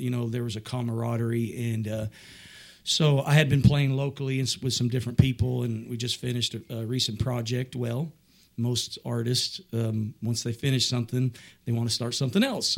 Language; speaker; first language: English; native; English